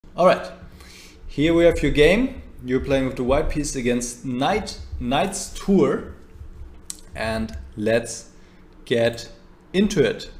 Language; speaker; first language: English; non-native, fluent; German